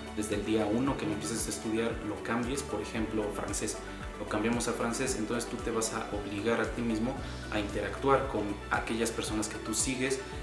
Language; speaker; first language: Spanish; native; Spanish